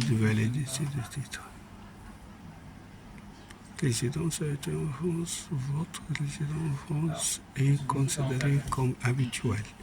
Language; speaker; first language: French; non-native, fluent; Arabic